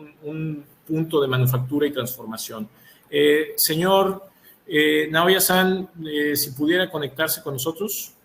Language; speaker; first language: Spanish; native; Spanish